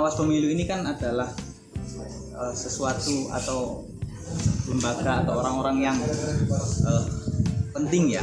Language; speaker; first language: Indonesian; native; Indonesian